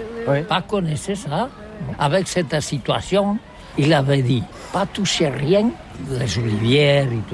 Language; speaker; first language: French; non-native, learner; Catalan